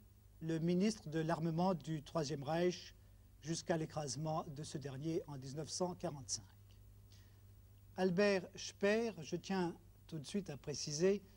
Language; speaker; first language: French; native; French